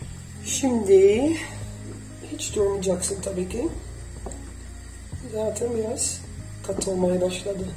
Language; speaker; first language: Turkish; early bilingual, heritage; Turkish